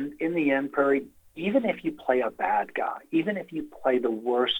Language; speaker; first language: English; native; English